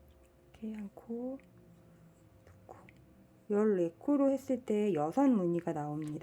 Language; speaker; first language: Korean; native; Korean